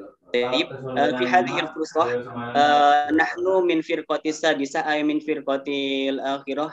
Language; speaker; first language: Arabic; non-native, learner; Indonesian